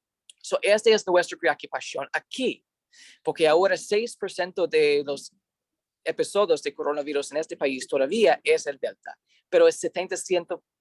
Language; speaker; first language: Spanish; non-native, learner; English